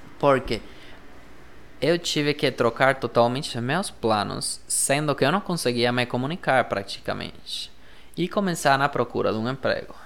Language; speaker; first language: Portuguese; non-native, fluent; Spanish